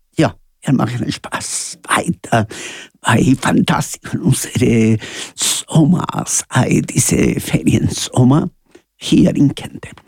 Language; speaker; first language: German; non-native, learner; Spanish